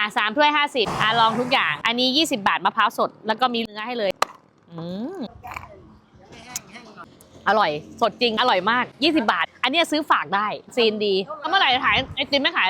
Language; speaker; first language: Thai; native; Thai